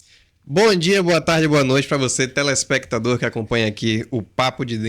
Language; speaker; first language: Portuguese; native; Portuguese